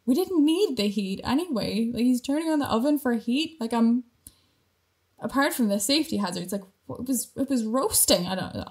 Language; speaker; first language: English; native; English